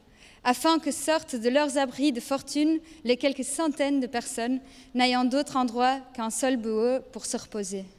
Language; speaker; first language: French; native; French